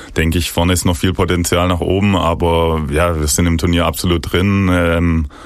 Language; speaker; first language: German; native; German